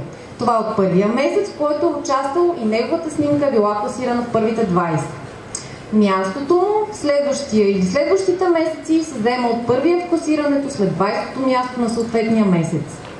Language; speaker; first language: Bulgarian; native; Bulgarian